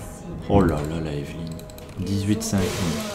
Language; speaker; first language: French; native; French